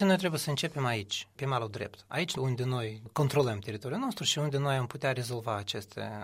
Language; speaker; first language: Romanian; non-native, fluent; Russian